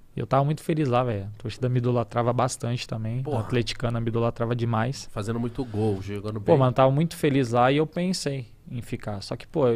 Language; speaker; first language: Portuguese; native; Portuguese